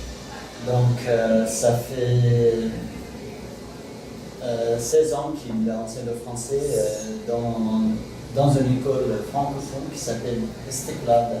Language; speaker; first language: French; non-native, fluent; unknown